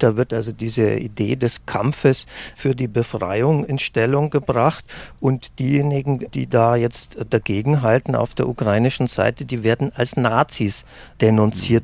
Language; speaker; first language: German; native; German